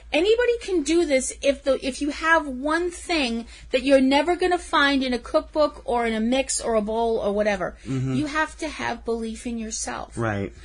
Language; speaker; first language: English; native; English